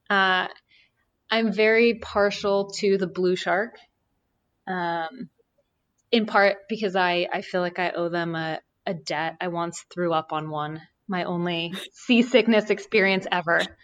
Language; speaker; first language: English; native; English